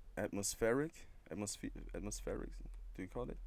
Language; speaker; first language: English; non-native, fluent; German